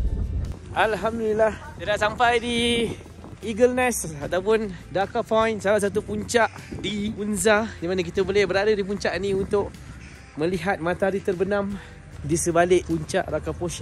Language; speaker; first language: Malay; native; Malay